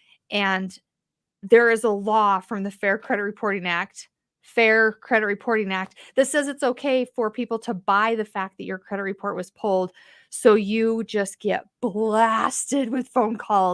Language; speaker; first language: English; native; English